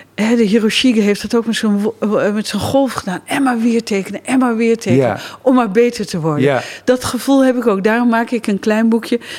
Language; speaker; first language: Dutch; native; Dutch